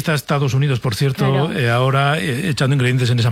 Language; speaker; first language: Spanish; native; Spanish